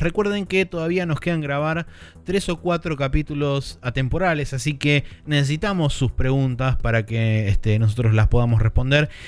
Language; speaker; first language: Spanish; native; Spanish